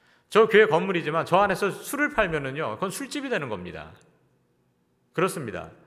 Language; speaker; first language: Korean; native; Korean